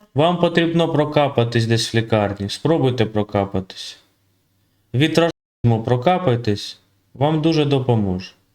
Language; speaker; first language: Ukrainian; native; Ukrainian